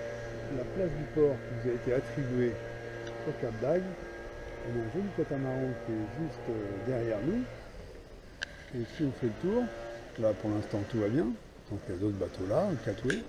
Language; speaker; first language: French; native; French